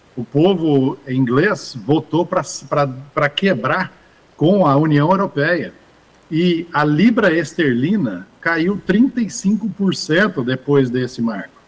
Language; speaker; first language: Portuguese; early bilingual, other home language; English